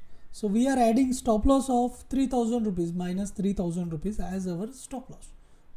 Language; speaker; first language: English; non-native, local second language; Hindi